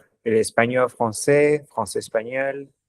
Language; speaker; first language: French; non-native, learner; German